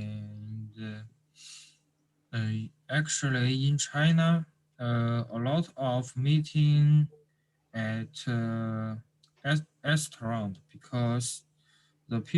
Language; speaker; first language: English; non-native, learner; Chinese